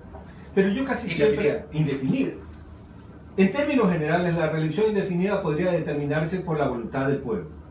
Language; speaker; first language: Spanish; native; Spanish